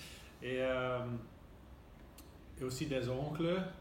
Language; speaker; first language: French; non-native, local second language; Dutch